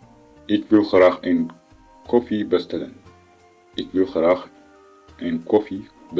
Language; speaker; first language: Dutch; non-native, learner; Tigrinya